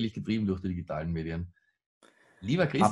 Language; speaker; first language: German; native; German